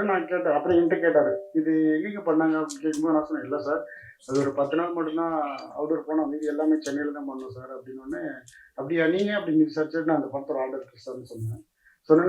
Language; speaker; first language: Tamil; native; Tamil